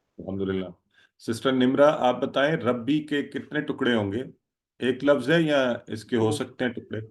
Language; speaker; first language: Urdu; native; Urdu